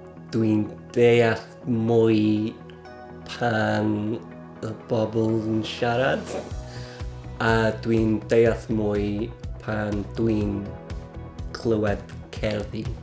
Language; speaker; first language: Welsh; non-native, learner; English